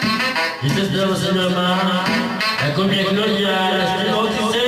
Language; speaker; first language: Spanish; native; Spanish